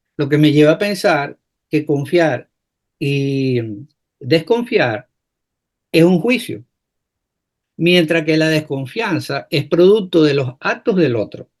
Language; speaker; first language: Spanish; native; Spanish